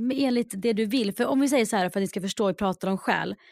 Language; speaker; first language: Swedish; native; Swedish